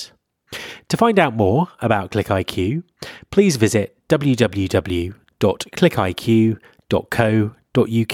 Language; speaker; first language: English; native; English